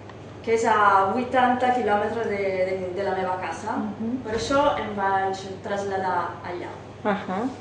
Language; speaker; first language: Catalan; non-native, learner; Italian